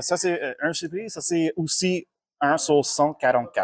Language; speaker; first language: French; non-native, local second language; English